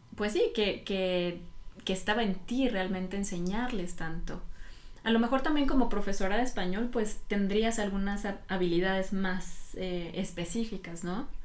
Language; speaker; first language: Spanish; native; Spanish